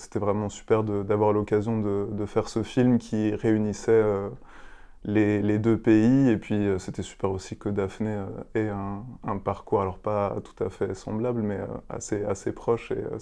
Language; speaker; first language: French; native; French